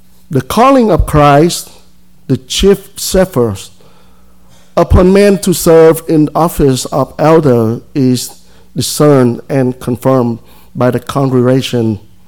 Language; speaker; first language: English; non-native, fluent; Vietnamese